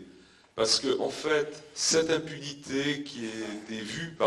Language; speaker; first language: French; native; French